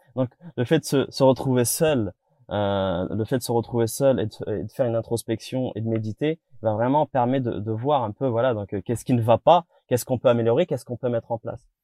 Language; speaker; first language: French; native; French